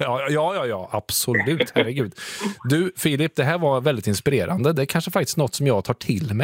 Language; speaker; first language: Swedish; native; Swedish